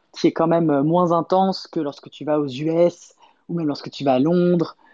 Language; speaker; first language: French; native; French